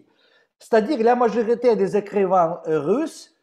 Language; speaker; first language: French; non-native, fluent; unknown